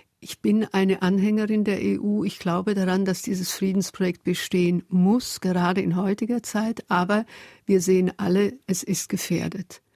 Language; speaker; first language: German; early bilingual, other home language; Hungarian